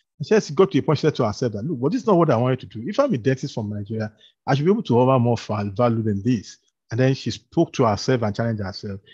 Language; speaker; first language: English; non-native, local second language; Yoruba